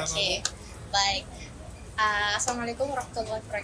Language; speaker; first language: Indonesian; non-native, learner; Thai